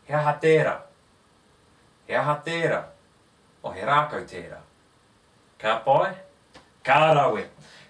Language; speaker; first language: Māori; non-native, local second language; English